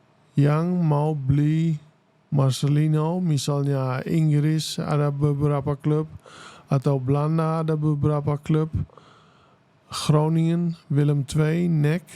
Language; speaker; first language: Indonesian; non-native, fluent; Dutch